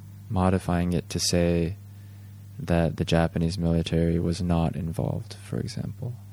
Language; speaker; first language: English; native; English